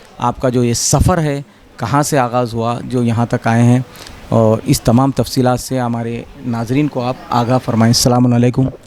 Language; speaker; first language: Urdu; native; Urdu